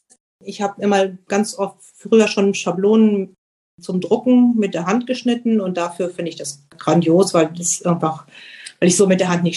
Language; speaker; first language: German; native; German